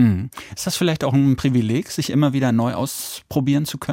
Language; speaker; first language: German; native; German